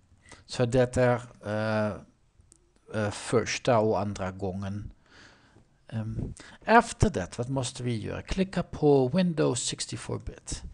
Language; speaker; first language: Swedish; non-native, learner; Dutch